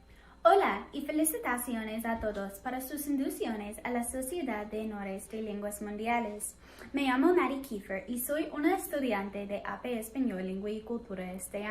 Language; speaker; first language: Spanish; non-native, fluent; English